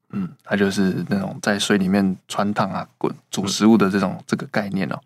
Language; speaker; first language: Chinese; native; Chinese